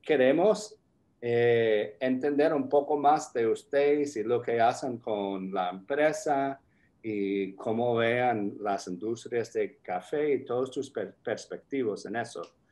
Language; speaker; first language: Spanish; non-native, fluent; English